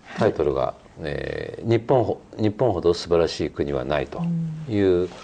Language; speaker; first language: Japanese; native; Japanese